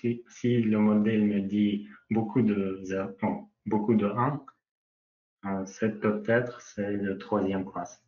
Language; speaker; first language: French; non-native, learner; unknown